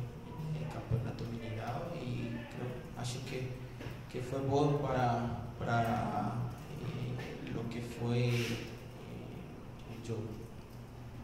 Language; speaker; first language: Portuguese; non-native, learner; Spanish